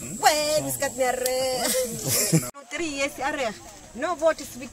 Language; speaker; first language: Russian; non-native, learner; Swahili